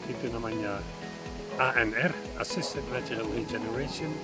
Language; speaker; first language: Indonesian; non-native, fluent; Dutch